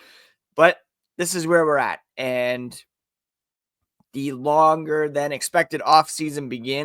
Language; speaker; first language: English; native; English